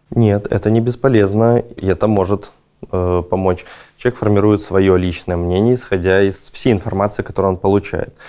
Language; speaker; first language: Russian; native; Russian